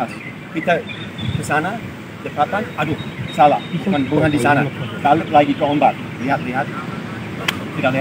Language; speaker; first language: Indonesian; non-native, learner; English